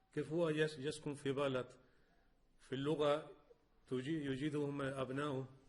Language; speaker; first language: Arabic; non-native, fluent; Spanish